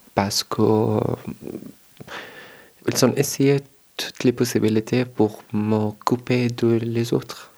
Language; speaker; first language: French; non-native, learner; Arabic